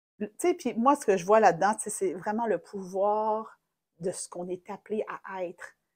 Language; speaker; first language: French; native; French